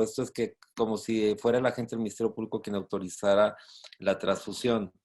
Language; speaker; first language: Spanish; native; Spanish